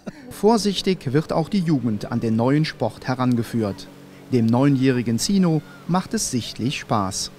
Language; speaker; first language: German; native; German